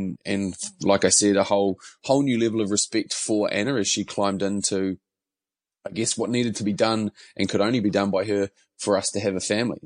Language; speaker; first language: English; native; English